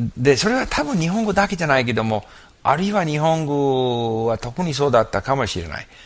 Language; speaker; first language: Japanese; non-native, fluent; English